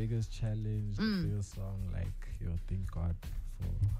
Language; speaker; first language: English; non-native, local second language; Zulu